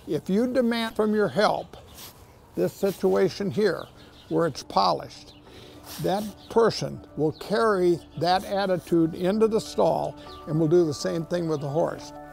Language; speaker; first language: English; native; English